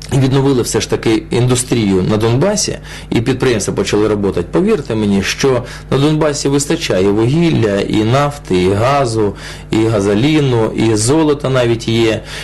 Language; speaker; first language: Ukrainian; non-native, local second language; Russian